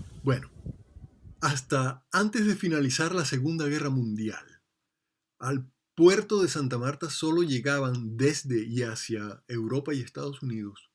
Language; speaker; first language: Spanish; native; Spanish